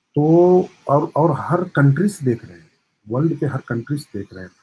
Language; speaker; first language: Hindi; native; Hindi